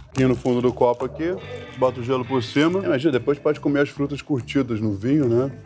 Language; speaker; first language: Portuguese; non-native, fluent; English